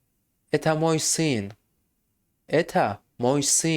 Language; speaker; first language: Russian; non-native, fluent; Tajik